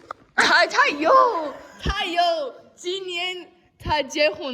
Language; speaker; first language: Chinese; non-native, learner; Georgian